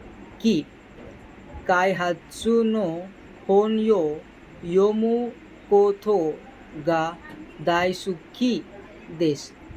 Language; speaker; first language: Japanese; non-native, learner; Telugu